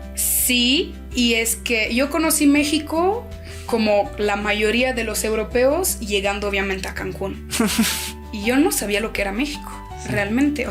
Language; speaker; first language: Spanish; non-native, fluent; French